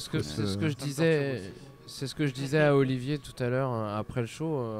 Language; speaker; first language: French; native; French